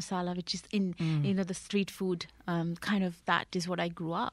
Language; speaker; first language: English; non-native, local second language; Punjabi